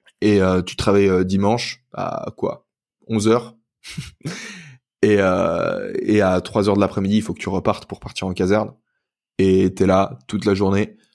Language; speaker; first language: French; native; French